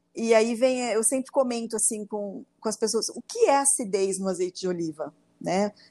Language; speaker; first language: Portuguese; native; Portuguese